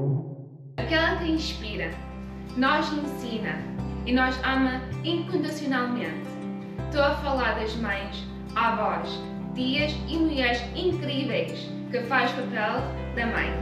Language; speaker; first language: Portuguese; early bilingual, heritage; Portuguese